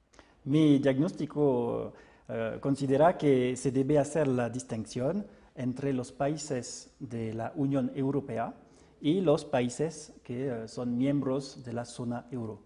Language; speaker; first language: Spanish; non-native, fluent; French